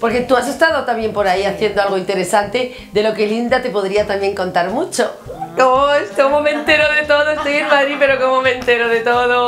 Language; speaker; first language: Spanish; native; Spanish